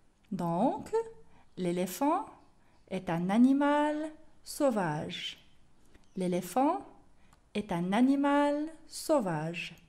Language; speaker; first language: French; non-native, local second language; Arabic